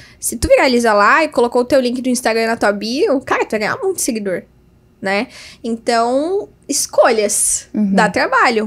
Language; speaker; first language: Portuguese; native; Portuguese